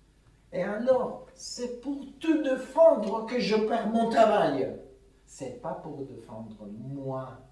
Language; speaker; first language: French; non-native, fluent; Italian